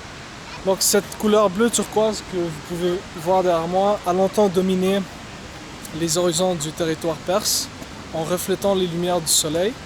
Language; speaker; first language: French; non-native, local second language; Arabic